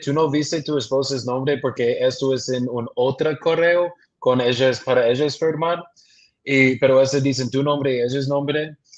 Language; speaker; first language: Spanish; non-native, learner; English